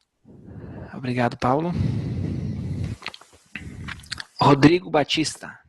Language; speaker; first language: Portuguese; native; Portuguese